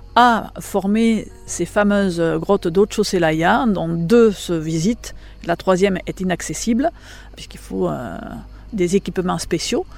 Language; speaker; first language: French; native; French